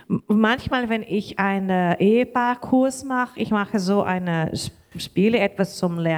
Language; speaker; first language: German; non-native, learner; Portuguese